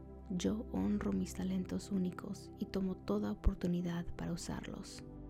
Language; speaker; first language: Spanish; early bilingual, heritage; Spanish